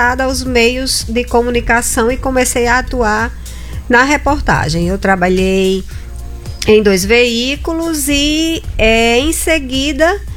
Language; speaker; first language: Portuguese; native; Portuguese